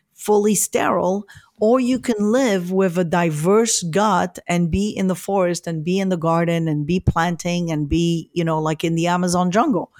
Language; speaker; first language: English; early bilingual, other home language; French